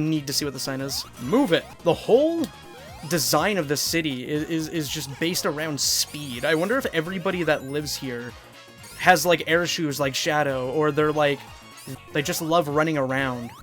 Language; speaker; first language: English; native; English